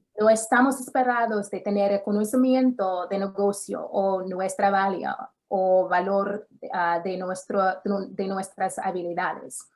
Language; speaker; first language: Spanish; early bilingual, heritage; English